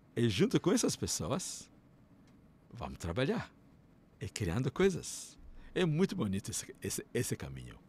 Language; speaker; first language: Portuguese; non-native, fluent; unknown